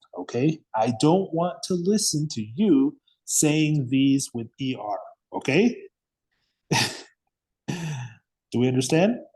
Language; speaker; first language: English; non-native, fluent; Spanish